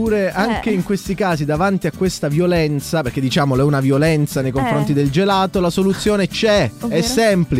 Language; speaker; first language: Italian; native; Italian